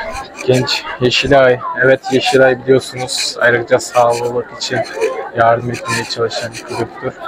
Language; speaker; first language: Turkish; non-native, fluent; Kyrgyz